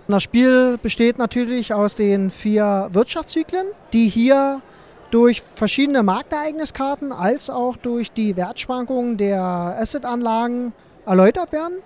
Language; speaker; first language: German; native; German